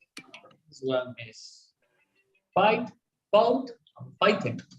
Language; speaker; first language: English; non-native, learner; Spanish